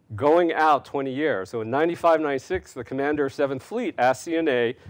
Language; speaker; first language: English; native; English